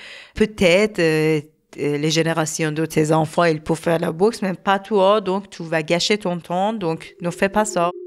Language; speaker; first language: French; non-native, learner; Persian